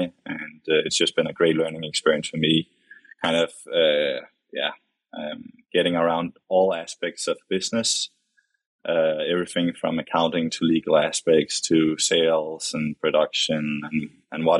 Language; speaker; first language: English; non-native, fluent; Danish